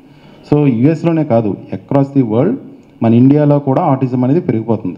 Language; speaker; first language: Telugu; native; Telugu